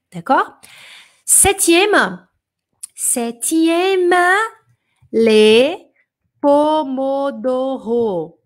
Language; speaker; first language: French; non-native, fluent; Portuguese